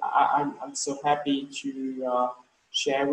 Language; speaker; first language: English; non-native, learner; Vietnamese